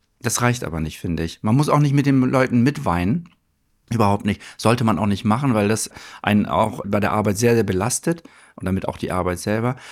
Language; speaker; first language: German; early bilingual, other home language; Turkish